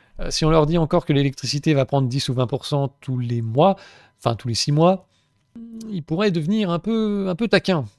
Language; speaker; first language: French; native; French